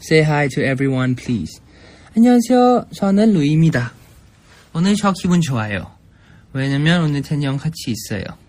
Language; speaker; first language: Korean; non-native, fluent; Thai